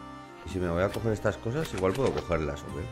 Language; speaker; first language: Spanish; native; Spanish